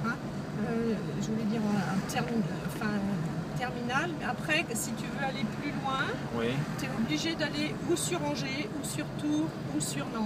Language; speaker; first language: French; native; French